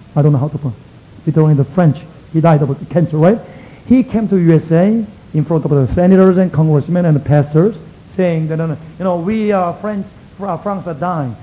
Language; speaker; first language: English; non-native, fluent; Korean